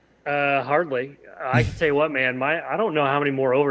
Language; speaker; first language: English; native; English